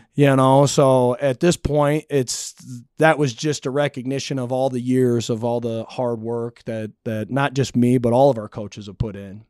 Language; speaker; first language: English; native; English